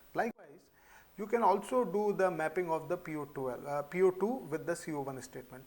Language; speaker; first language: English; non-native, local second language; Hindi